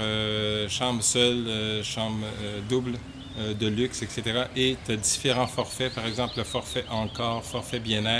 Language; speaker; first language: French; native; French